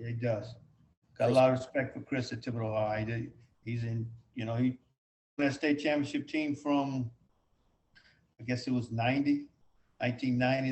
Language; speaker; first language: English; native; English